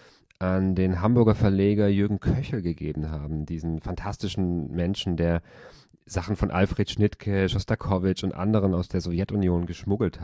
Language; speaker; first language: German; native; German